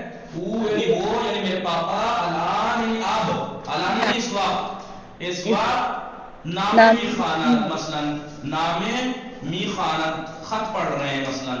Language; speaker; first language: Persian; non-native, fluent; Urdu